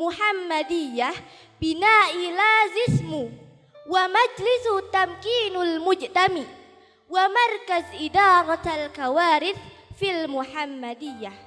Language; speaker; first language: Arabic; non-native, learner; Indonesian